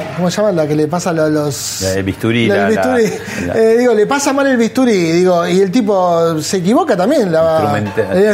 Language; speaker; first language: Spanish; native; Spanish